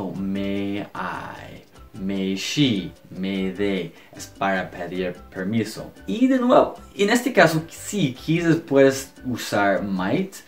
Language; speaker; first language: Spanish; non-native, fluent; English